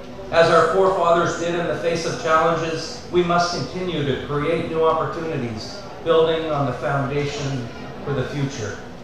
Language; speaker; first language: English; native; English